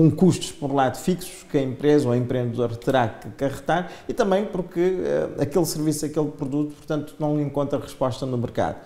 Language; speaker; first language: Portuguese; non-native, local second language; Kabuverdianu